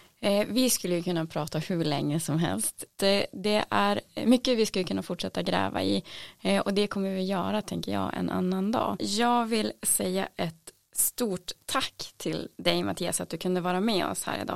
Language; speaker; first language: Swedish; native; Swedish